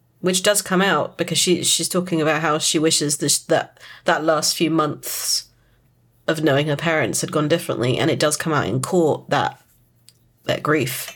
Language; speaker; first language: English; native; English